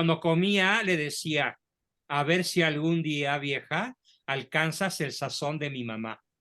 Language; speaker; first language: Spanish; native; Spanish